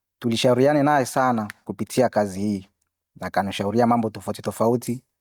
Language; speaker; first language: Swahili; non-native, local second language; Bembe